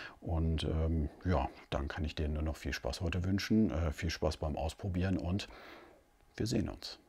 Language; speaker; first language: German; native; German